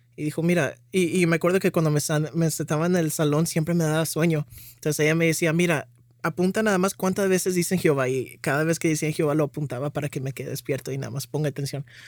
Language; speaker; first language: Spanish; early bilingual, heritage; Spanish